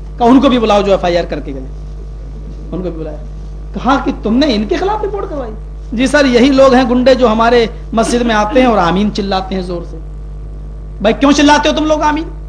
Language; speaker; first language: Urdu; native; Urdu